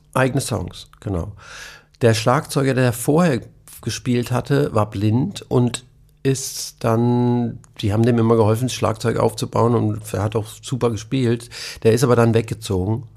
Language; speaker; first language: German; native; German